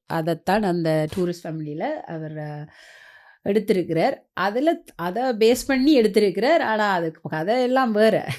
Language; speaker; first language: Tamil; early bilingual, heritage; Tamil